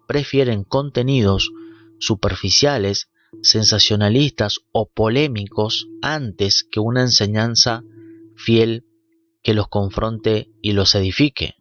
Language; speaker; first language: Spanish; native; Spanish